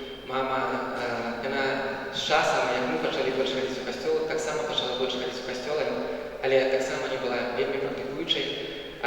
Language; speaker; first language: Belarusian; native; Belarusian